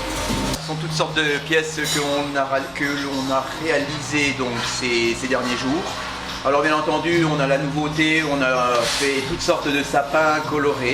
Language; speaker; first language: French; native; French